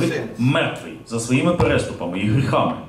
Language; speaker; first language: Ukrainian; native; Ukrainian